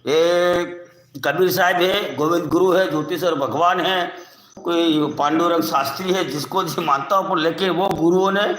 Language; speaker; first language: Hindi; non-native, local second language; Gujarati